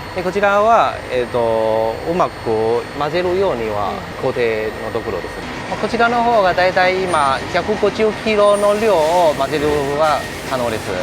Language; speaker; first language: Japanese; non-native, fluent; Chinese